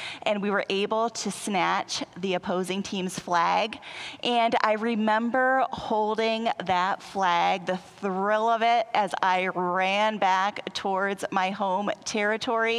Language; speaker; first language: English; native; English